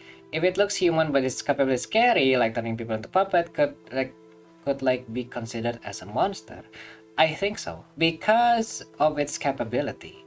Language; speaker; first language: English; non-native, fluent; Indonesian